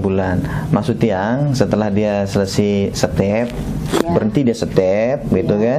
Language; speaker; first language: Indonesian; non-native, local second language; Sasak